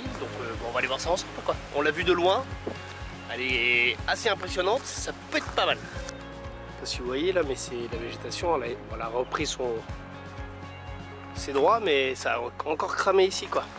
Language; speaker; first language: French; native; French